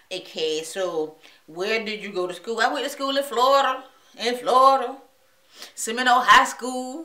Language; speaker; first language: English; native; English